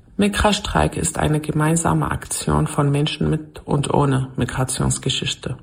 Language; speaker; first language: German; non-native, fluent; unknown